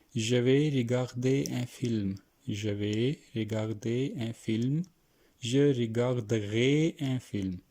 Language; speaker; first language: French; non-native, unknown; Hindi